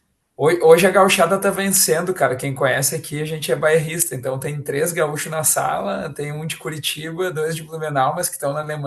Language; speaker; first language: Portuguese; native; Portuguese